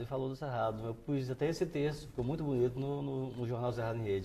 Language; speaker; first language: Portuguese; native; Portuguese